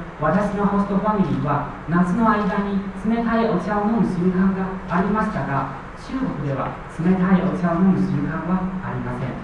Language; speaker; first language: Japanese; non-native, fluent; Chinese